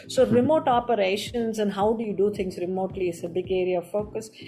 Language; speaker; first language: English; non-native, local second language; Tamil